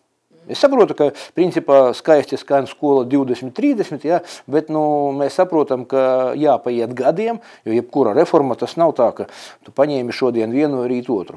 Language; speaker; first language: Latvian; non-native, local second language; Russian